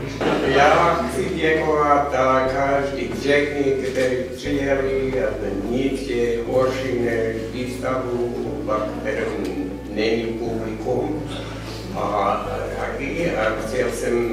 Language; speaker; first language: Czech; non-native, learner; English